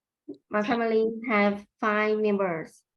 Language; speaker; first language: English; non-native, learner; Vietnamese